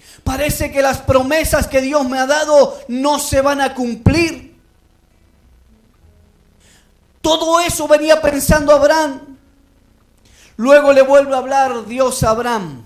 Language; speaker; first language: Spanish; native; Spanish